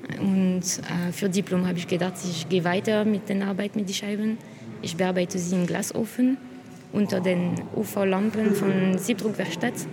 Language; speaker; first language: German; non-native, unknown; French